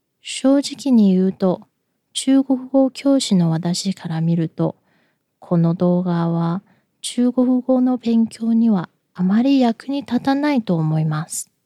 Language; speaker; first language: Japanese; non-native, fluent; Chinese